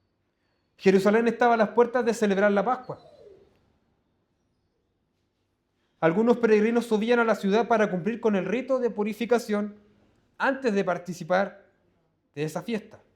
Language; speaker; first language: Spanish; native; Spanish